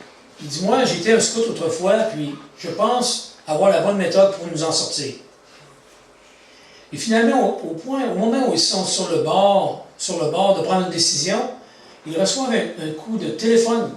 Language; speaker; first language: French; native; French